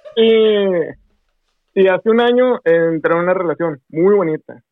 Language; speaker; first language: Spanish; native; Spanish